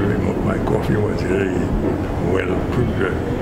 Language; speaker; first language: English; non-native, fluent; Haitian Creole